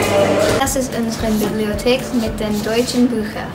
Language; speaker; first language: German; non-native, learner; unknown